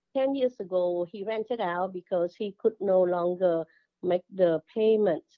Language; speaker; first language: English; non-native, fluent; Vietnamese